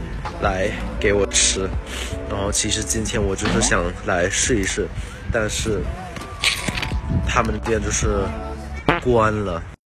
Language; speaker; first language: Chinese; non-native, fluent; Thai